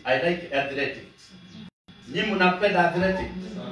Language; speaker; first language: English; non-native, local second language; Kikuyu